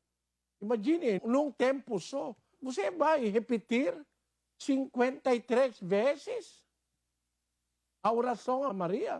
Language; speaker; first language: Portuguese; non-native, learner; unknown